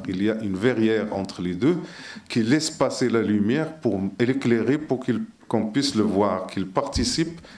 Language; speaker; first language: French; non-native, local second language; Arabic